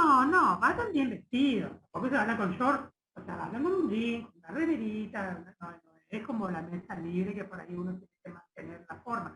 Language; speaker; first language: Spanish; native; Spanish